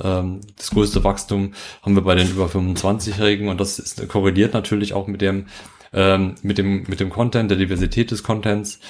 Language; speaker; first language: German; native; German